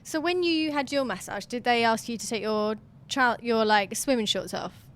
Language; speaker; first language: English; native; English